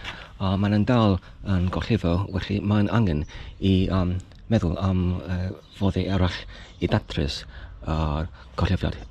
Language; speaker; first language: Welsh; non-native, learner; English